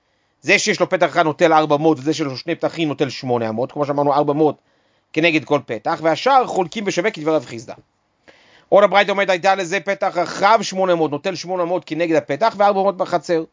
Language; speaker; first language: Hebrew; native; Hebrew